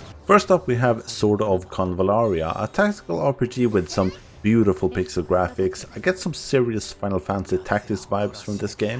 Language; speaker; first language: English; non-native, fluent; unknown